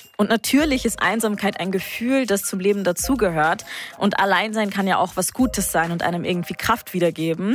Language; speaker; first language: German; native; German